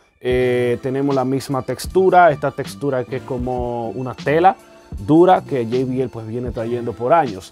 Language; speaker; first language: Spanish; native; Spanish